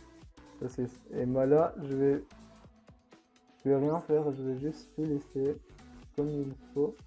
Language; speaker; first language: French; native; French